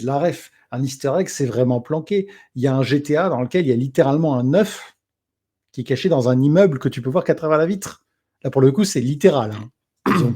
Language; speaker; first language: French; native; French